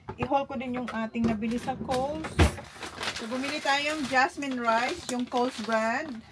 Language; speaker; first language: Filipino; non-native, local second language; Bikol